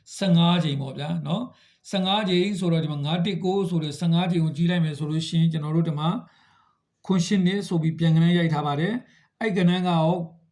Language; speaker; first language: Burmese; native; Burmese